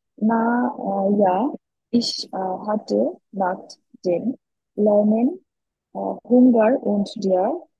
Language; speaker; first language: German; non-native, learner; Bangla